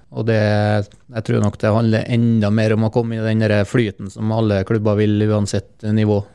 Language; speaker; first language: Norwegian; native; Norwegian